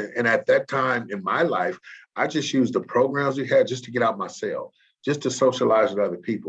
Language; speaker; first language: English; native; English